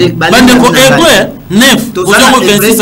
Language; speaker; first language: French; non-native, local second language; Lingala